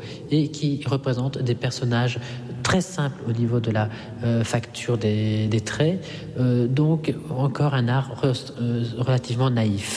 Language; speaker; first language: French; non-native, fluent; Italian